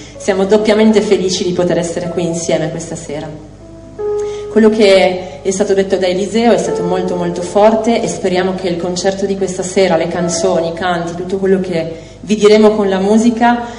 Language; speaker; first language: Italian; native; Italian